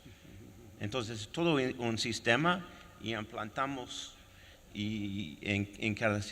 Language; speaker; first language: Spanish; non-native, fluent; French